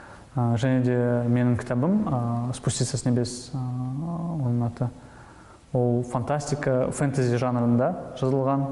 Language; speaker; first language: Kazakh; non-native, local second language; Russian